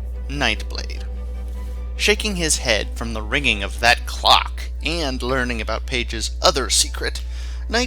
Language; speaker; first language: English; native; English